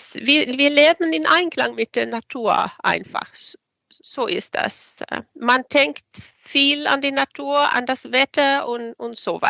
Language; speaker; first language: German; non-native, fluent; Swedish